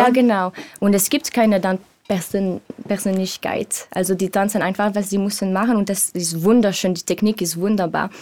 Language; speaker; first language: German; non-native, learner; French